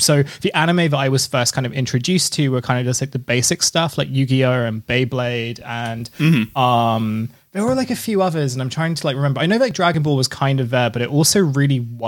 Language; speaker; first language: English; native; English